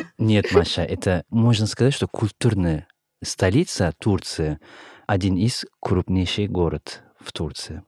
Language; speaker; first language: Russian; non-native, fluent; Turkish